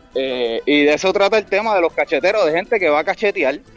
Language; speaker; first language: Spanish; native; Spanish